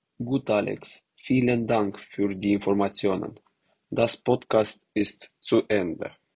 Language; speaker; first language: German; non-native, learner; Romanian